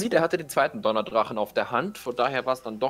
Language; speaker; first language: German; native; German